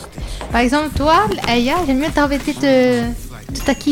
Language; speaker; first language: French; early bilingual, other home language; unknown